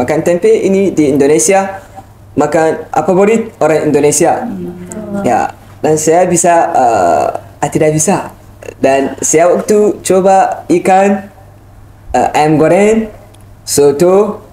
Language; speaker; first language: Indonesian; non-native, learner; Hausa